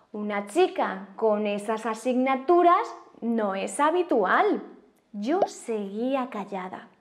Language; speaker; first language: Spanish; native; Spanish